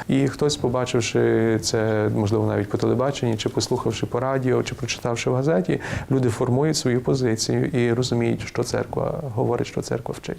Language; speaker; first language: Ukrainian; native; Ukrainian